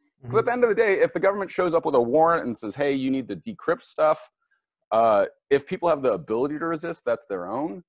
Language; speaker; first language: English; native; English